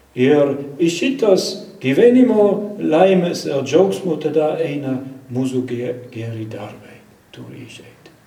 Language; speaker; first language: Lithuanian; non-native, fluent; German